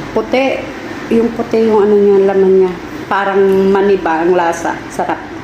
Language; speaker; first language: Filipino; non-native, local second language; Iloko